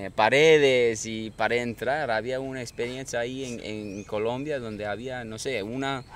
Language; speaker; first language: Spanish; non-native, fluent; English